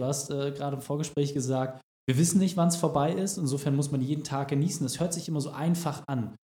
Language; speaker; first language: German; native; German